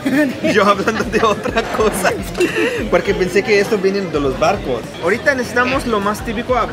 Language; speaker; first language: Spanish; non-native, fluent; Arabic